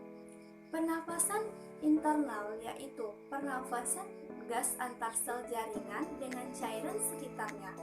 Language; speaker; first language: Indonesian; native; Indonesian